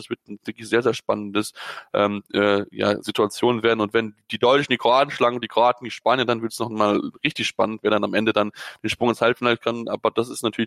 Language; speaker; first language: German; native; German